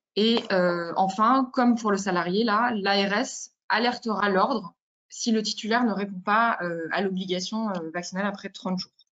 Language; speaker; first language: French; native; French